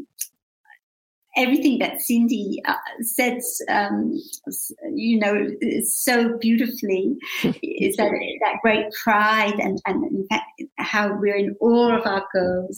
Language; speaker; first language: English; native; English